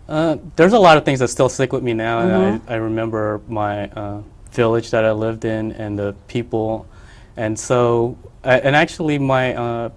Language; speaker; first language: English; early bilingual, other home language; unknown